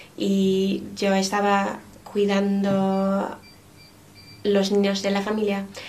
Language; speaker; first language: Spanish; non-native, fluent; English